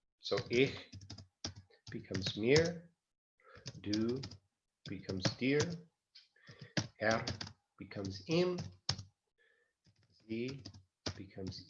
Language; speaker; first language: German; non-native, fluent; English